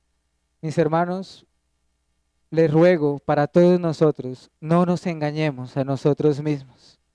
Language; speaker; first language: Spanish; native; Spanish